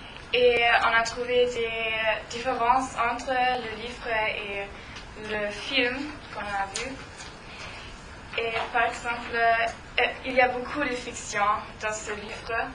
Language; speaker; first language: French; non-native, learner; German